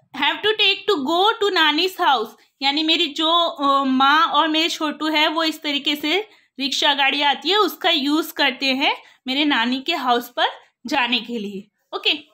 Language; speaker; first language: Hindi; non-native, local second language; Gujarati